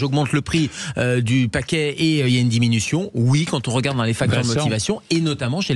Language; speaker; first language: French; native; French